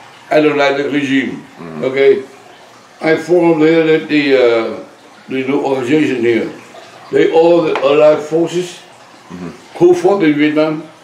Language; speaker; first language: English; non-native, learner; Vietnamese